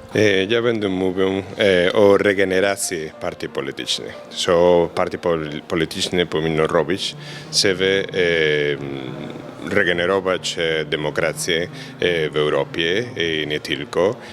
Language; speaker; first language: Polish; non-native, fluent; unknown